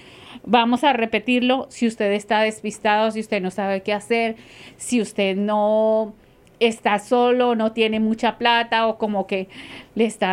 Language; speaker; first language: Spanish; native; Spanish